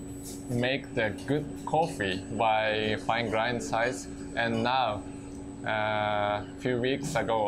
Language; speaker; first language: English; non-native, learner; Japanese